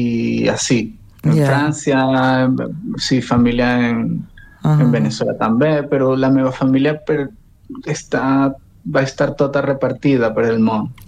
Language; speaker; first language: Catalan; non-native, learner; Spanish